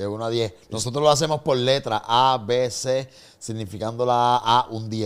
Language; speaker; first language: Spanish; native; Spanish